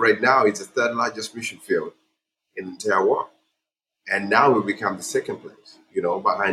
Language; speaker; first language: English; non-native, local second language; Ganda